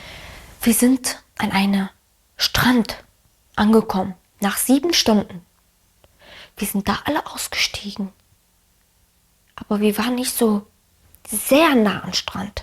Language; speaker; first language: German; early bilingual, other home language; Arabic